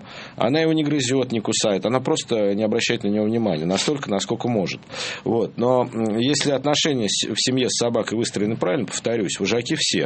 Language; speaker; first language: Russian; native; Russian